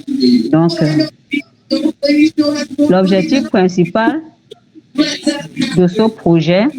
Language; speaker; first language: French; native; French